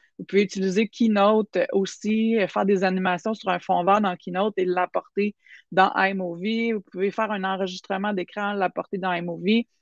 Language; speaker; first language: French; native; French